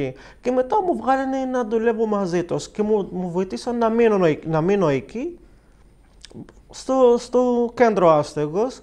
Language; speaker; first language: Greek; non-native, learner; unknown